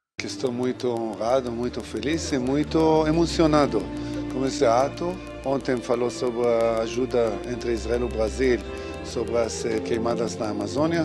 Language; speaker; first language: Portuguese; non-native, fluent; Hebrew